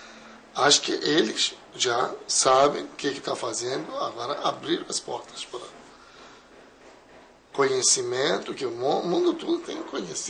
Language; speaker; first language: Portuguese; non-native, fluent; Persian